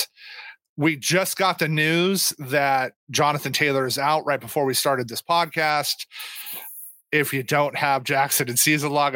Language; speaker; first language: English; native; English